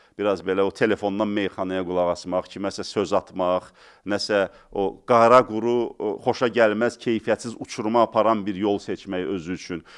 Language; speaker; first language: Azerbaijani; native; Azerbaijani